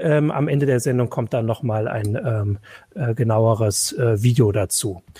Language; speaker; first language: German; native; German